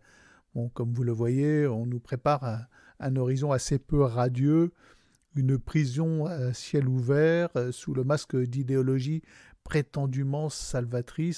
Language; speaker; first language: French; native; French